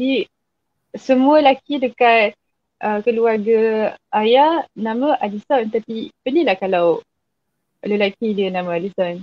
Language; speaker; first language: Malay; non-native, fluent; French